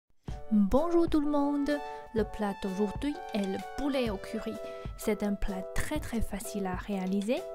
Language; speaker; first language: French; non-native, fluent; Chinese